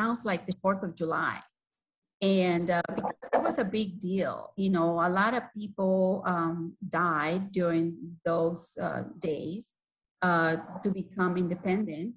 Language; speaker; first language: English; non-native, fluent; Spanish